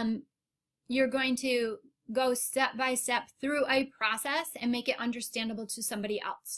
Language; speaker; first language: English; native; English